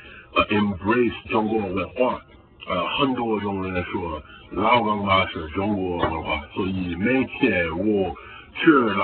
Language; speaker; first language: Chinese; non-native, learner; English